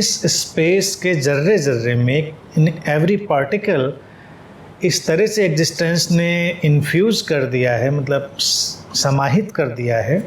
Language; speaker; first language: Hindi; native; Hindi